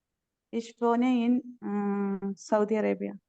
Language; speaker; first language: German; non-native, learner; Malayalam